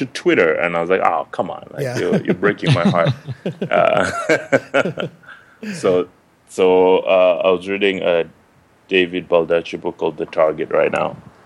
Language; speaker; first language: English; non-native, local second language; Ganda